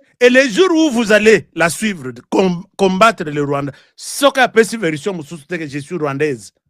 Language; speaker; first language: French; non-native, local second language; Lingala